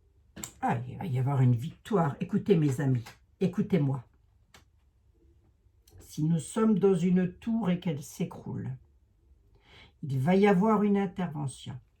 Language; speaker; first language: French; native; French